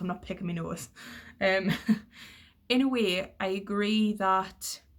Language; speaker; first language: English; native; English